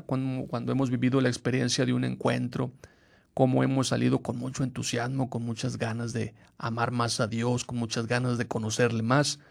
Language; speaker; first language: Spanish; native; Spanish